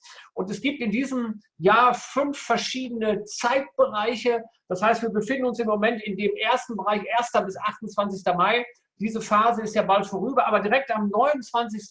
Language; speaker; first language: German; native; German